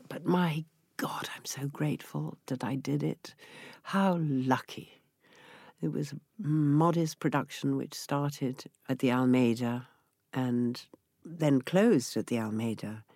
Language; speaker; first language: English; native; English